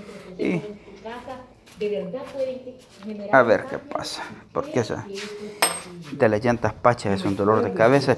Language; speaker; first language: Spanish; native; Spanish